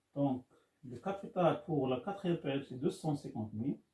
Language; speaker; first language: French; non-native, local second language; Arabic